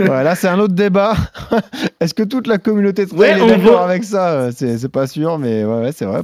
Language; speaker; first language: French; native; French